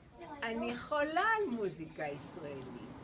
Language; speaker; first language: Hebrew; non-native, learner; English